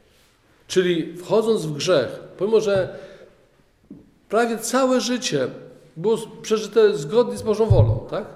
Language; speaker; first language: Polish; native; Polish